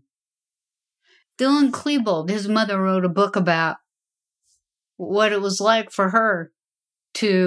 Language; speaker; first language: English; native; English